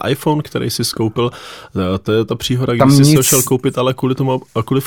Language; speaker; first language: Czech; native; Czech